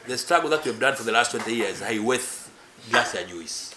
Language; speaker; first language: English; non-native, local second language; Swahili